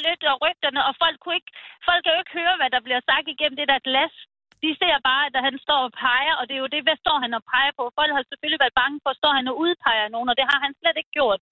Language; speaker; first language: Danish; early bilingual, other home language; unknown